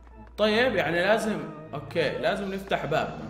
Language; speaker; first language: Arabic; native; Arabic